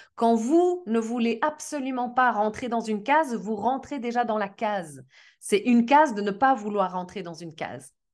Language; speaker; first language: French; early bilingual, other home language; Portuguese